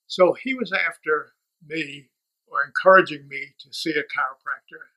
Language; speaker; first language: English; native; English